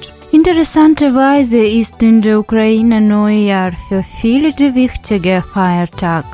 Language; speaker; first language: German; non-native, fluent; Ukrainian